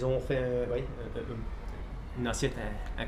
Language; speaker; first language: French; non-native, local second language; Dutch